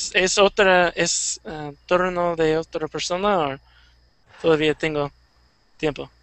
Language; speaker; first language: Spanish; non-native, learner; English